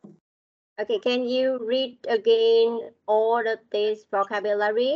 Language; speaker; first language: English; non-native, learner; Vietnamese